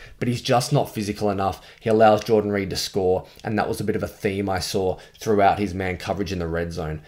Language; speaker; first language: English; native; English